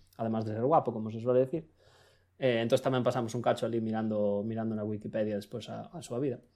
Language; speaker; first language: Galician; native; Galician